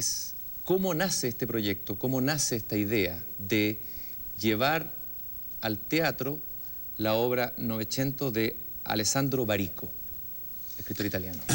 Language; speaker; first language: Spanish; native; Spanish